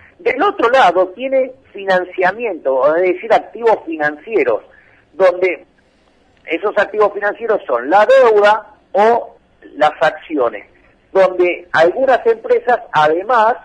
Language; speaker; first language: Spanish; native; Spanish